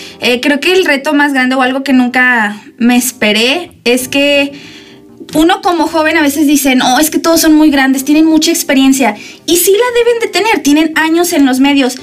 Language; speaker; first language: Spanish; native; Spanish